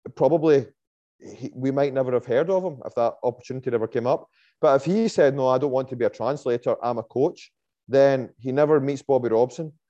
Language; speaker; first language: English; native; English